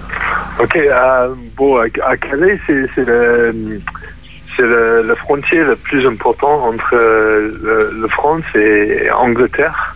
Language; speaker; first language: French; non-native, fluent; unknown